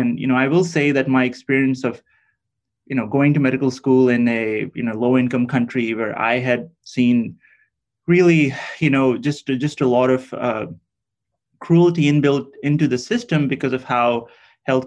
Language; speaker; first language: English; non-native, local second language; Urdu